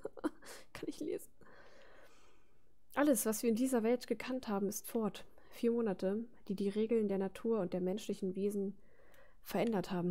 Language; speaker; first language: German; native; German